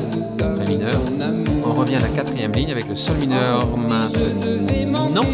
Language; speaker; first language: French; native; French